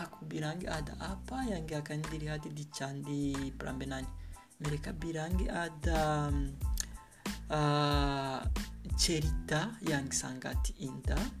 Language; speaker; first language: Indonesian; non-native, learner; Kinyarwanda